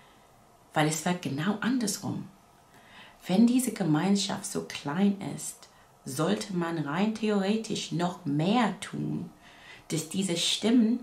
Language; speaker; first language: German; non-native, fluent; English